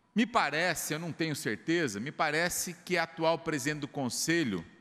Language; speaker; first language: Portuguese; native; Portuguese